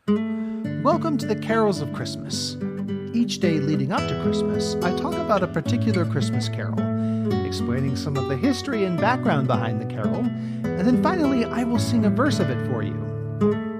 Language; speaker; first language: English; native; English